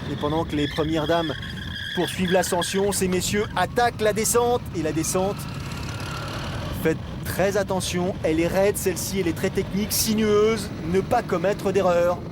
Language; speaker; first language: French; native; French